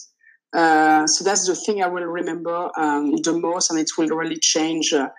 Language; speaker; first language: English; non-native, fluent; French